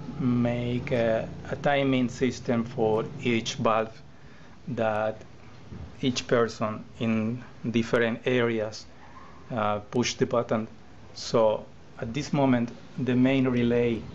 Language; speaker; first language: English; non-native, learner; Spanish